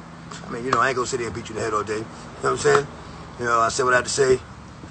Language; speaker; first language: English; native; English